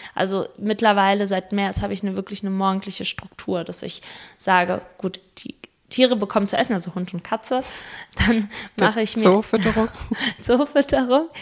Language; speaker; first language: German; early bilingual, other home language; Spanish